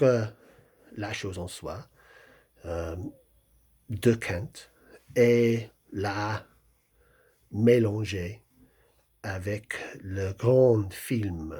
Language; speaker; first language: French; non-native, fluent; English